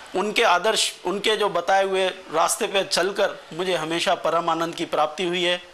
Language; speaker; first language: Hindi; non-native, local second language; Sindhi